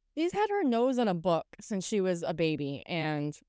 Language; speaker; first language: English; native; English